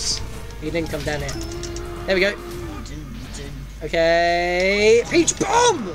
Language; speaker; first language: English; native; English